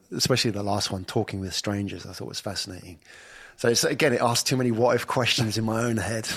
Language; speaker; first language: English; native; English